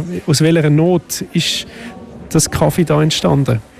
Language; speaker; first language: German; native; German